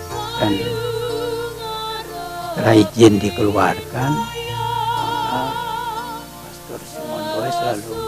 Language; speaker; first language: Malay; non-native, local second language; Balinese